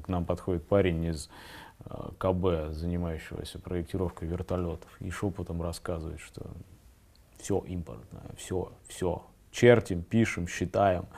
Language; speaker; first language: Russian; native; Russian